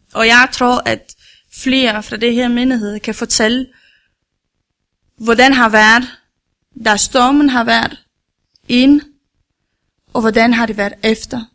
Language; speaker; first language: Danish; non-native, learner; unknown